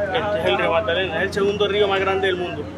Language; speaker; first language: Spanish; native; Spanish